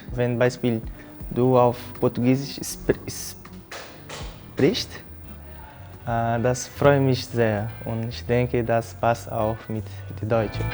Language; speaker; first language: German; non-native, learner; Portuguese